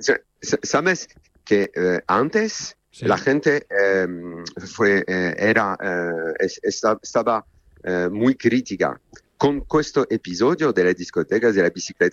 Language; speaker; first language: Spanish; non-native, fluent; Italian